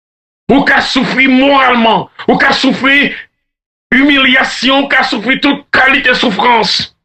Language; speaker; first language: French; non-native, local second language; Haitian Creole